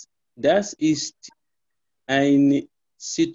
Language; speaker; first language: German; non-native, learner; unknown